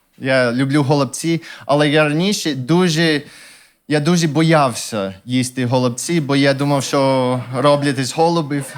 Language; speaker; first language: Ukrainian; non-native, fluent; English